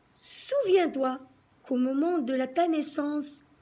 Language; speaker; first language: French; non-native, local second language; Arabic